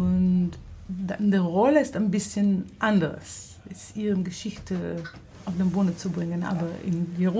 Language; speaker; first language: German; non-native, fluent; Hebrew